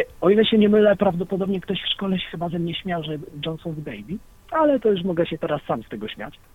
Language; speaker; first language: Polish; native; Polish